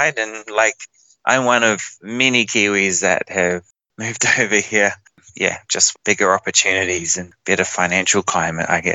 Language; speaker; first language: English; native; English